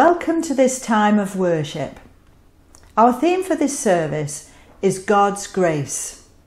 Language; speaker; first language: English; native; English